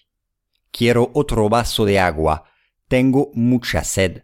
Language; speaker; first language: Spanish; non-native, fluent; English